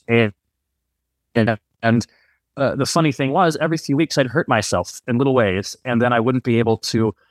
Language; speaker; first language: English; native; English